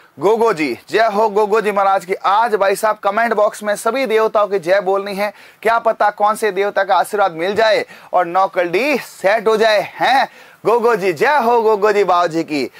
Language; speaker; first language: Hindi; native; Hindi